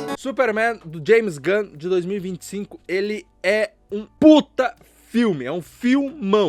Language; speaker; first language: Portuguese; native; Portuguese